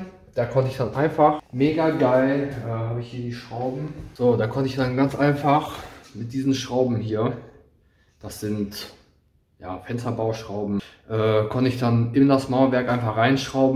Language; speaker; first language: German; native; German